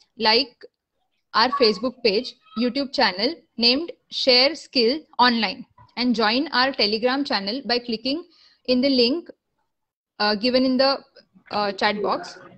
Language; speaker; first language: English; non-native, local second language; Marathi